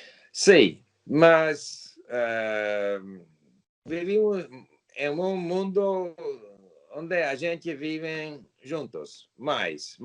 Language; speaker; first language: Portuguese; non-native, learner; English